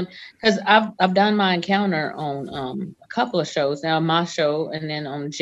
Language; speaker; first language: English; native; English